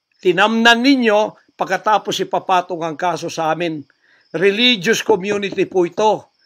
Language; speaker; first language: Filipino; non-native, local second language; Cebuano